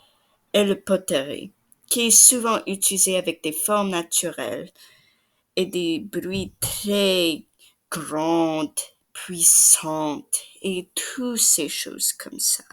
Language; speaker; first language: French; non-native, learner; English